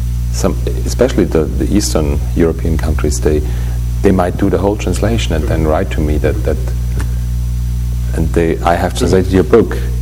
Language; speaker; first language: English; non-native, fluent; German